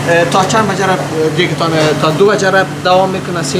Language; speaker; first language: Persian; native; Persian